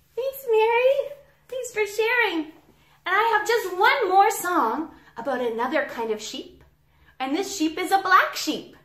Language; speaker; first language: English; native; English